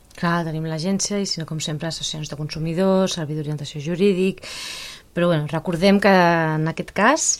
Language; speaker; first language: Catalan; native; Catalan